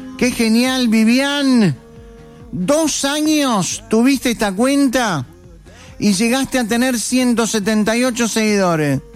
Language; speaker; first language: Spanish; native; Spanish